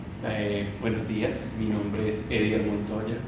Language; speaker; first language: Spanish; non-native, fluent; English